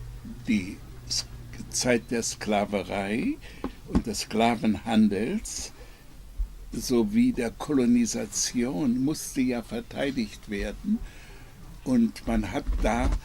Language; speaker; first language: German; non-native, fluent; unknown